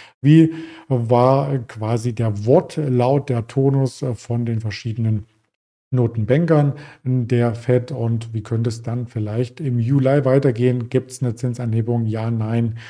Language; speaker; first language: German; native; German